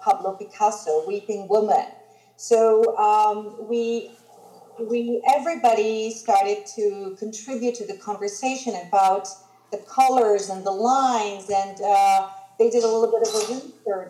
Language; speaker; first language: English; non-native, fluent; Greek